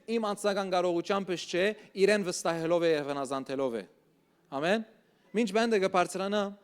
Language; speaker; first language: Armenian; early bilingual, heritage; Armenian